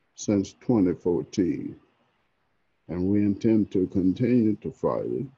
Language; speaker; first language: English; native; English